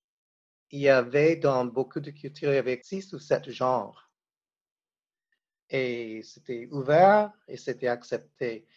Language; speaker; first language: French; non-native, fluent; English